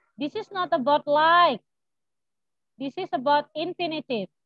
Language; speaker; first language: English; non-native, learner; Indonesian